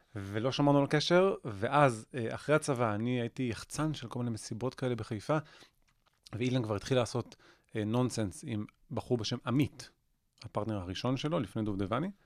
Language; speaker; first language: Hebrew; native; Hebrew